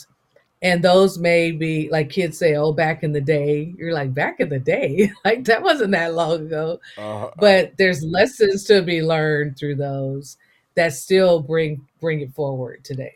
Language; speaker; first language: English; native; English